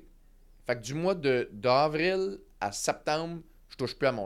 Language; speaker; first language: French; native; French